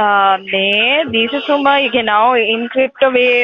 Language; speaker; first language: German; non-native, learner; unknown